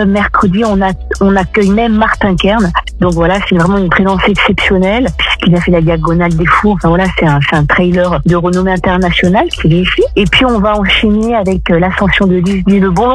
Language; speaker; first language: French; native; French